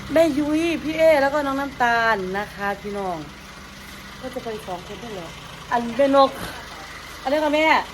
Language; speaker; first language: Thai; native; Thai